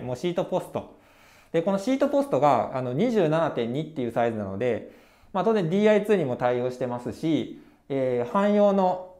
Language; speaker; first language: Japanese; native; Japanese